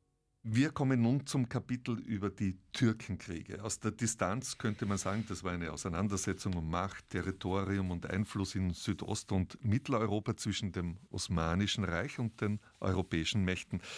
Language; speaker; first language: German; native; German